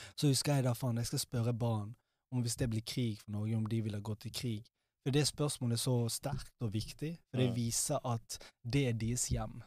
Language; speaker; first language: Norwegian; early bilingual, other home language; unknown